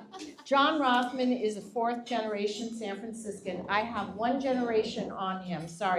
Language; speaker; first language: English; native; English